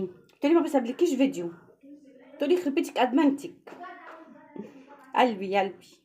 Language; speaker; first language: Arabic; native; Arabic